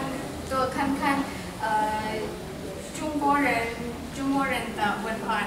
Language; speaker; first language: Chinese; non-native, fluent; Indonesian